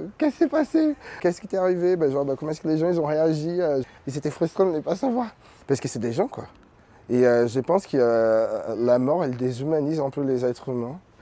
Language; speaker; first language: French; non-native, fluent; Portuguese